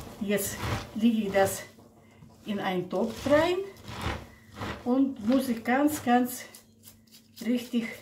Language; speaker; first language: German; non-native, local second language; Russian